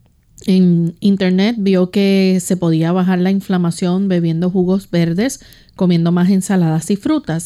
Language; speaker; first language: Spanish; native; Spanish